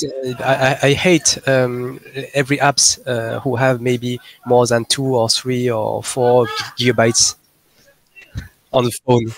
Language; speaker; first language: English; non-native, learner; French